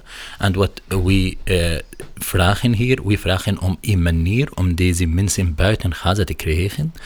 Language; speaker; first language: Dutch; non-native, learner; Arabic